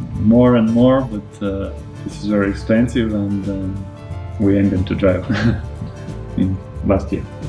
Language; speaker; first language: English; non-native, learner; Latvian